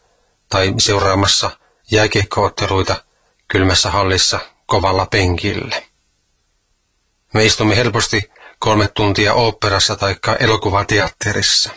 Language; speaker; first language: Finnish; native; Finnish